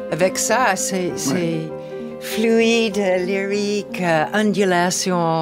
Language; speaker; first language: French; non-native, fluent; English